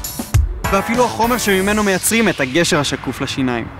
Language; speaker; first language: Hebrew; native; Hebrew